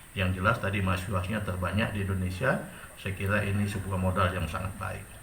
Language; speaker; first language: Indonesian; non-native, local second language; Achinese